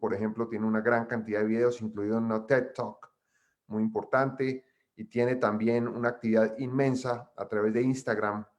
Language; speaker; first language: Spanish; native; Spanish